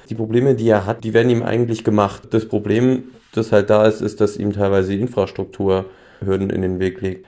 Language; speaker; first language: German; native; German